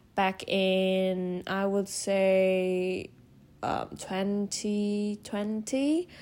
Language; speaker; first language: English; non-native, fluent; Vietnamese